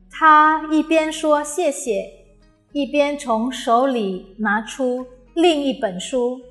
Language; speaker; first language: Chinese; non-native, fluent; Indonesian